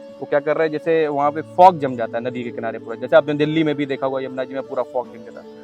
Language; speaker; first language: Hindi; native; Hindi